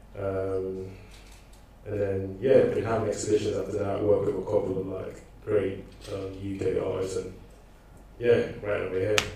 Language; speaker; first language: English; non-native, local second language; Akan